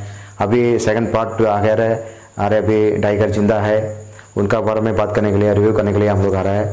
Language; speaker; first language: Hindi; non-native, local second language; Tamil